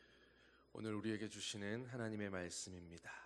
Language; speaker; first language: Korean; native; Korean